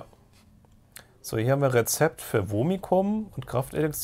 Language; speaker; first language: German; native; German